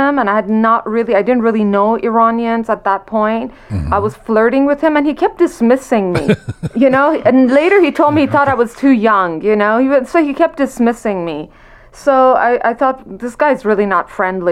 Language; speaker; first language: English; non-native, local second language; Persian